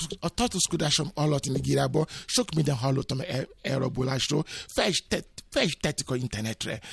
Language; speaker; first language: Hungarian; non-native, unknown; Yoruba